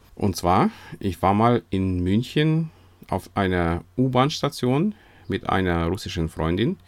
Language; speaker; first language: German; non-native, fluent; Russian